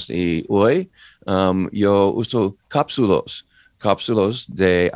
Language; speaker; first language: Spanish; non-native, learner; English